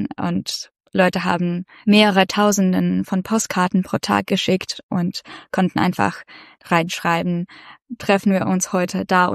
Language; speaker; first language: German; non-native, fluent; Russian